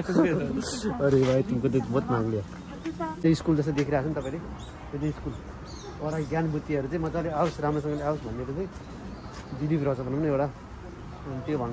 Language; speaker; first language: Japanese; non-native, learner; Nepali